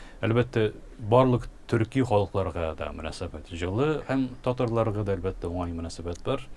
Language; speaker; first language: Tatar; early bilingual, heritage; Tatar